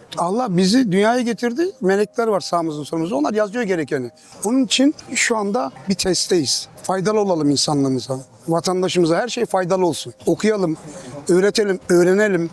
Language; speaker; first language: Turkish; early bilingual, heritage; Turkish